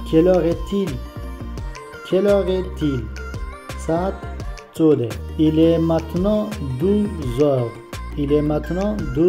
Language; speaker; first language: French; non-native, learner; Pashto